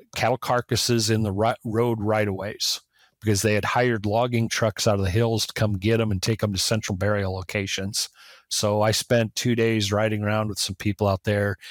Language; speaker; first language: English; native; English